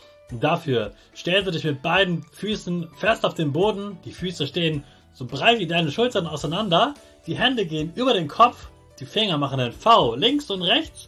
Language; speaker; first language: German; native; German